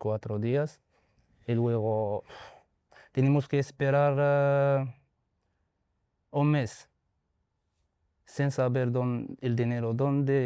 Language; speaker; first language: Spanish; non-native, learner; Arabic